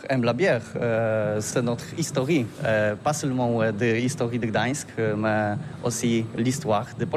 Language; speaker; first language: French; non-native, learner; Polish